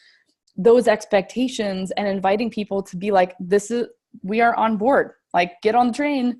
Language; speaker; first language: English; native; English